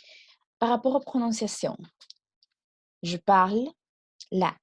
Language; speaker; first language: French; non-native, fluent; Spanish